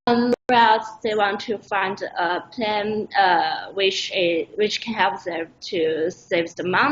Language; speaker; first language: English; non-native, learner; Chinese